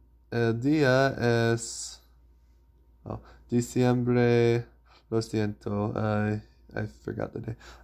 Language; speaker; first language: Spanish; non-native, learner; English